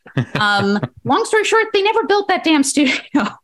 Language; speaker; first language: English; native; English